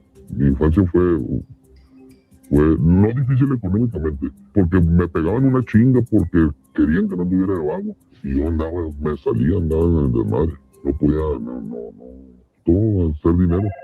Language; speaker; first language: Spanish; native; Spanish